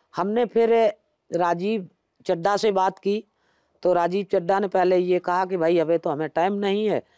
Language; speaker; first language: Hindi; native; Hindi